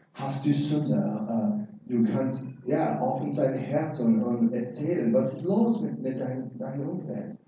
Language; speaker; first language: German; non-native, learner; English